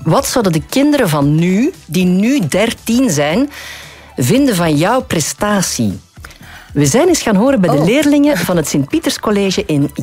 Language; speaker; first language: Dutch; native; Dutch